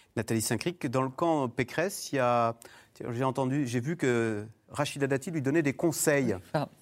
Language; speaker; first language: French; native; French